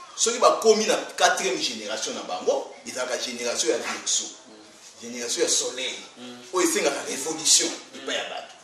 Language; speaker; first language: Lingala; non-native, local second language; Kongo